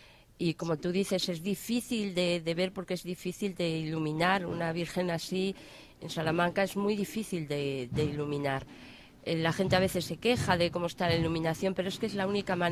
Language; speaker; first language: Spanish; native; Spanish